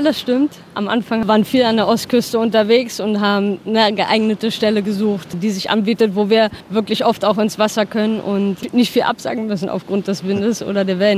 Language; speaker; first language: German; native; German